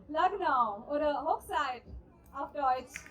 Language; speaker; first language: German; non-native, fluent; Marathi